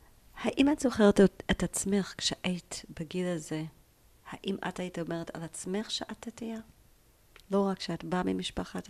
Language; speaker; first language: Hebrew; native; Hebrew